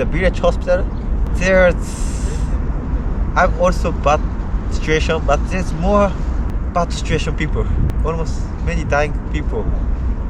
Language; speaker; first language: English; non-native, learner; Japanese